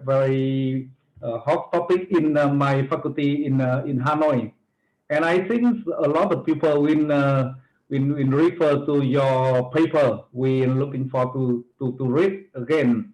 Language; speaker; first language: English; non-native, fluent; Vietnamese